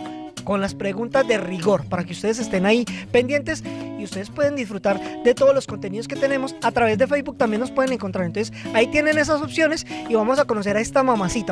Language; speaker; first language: Spanish; native; Spanish